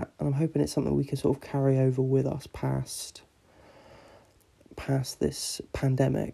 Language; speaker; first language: English; native; English